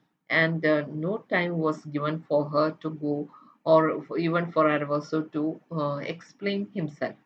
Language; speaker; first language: English; non-native, local second language; Malayalam